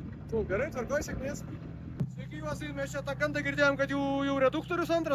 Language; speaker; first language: Lithuanian; native; Lithuanian